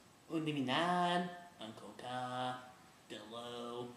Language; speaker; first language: French; non-native, learner; English